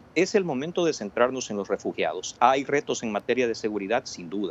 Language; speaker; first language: Spanish; native; Spanish